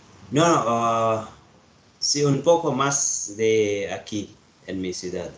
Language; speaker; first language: Spanish; non-native, learner; Arabic